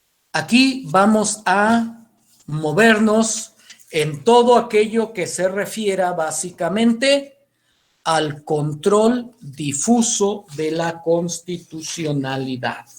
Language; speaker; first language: Spanish; native; Spanish